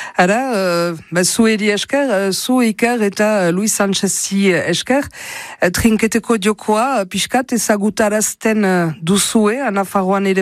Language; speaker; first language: Basque; native; Basque